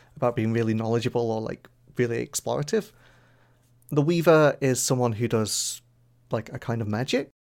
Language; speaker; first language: English; native; English